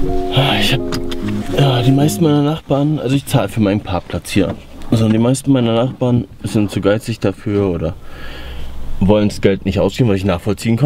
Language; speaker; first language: German; native; German